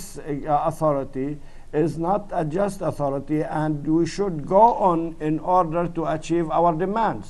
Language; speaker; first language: English; non-native, fluent; Arabic